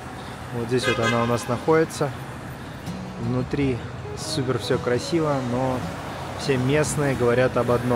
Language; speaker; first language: Russian; native; Russian